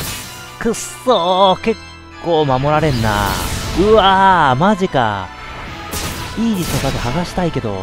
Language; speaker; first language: Japanese; native; Japanese